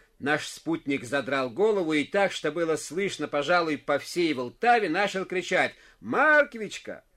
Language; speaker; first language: Russian; native; Russian